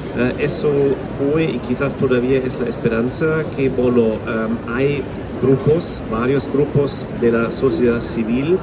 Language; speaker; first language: Spanish; non-native, fluent; German